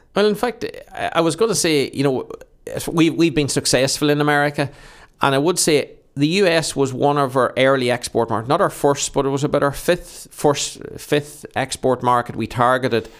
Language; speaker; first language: English; native; English